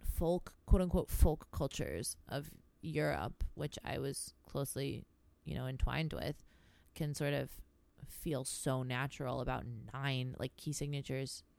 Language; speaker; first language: English; early bilingual, other home language; Greek